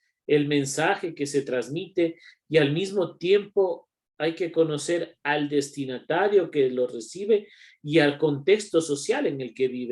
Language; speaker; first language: Spanish; native; Spanish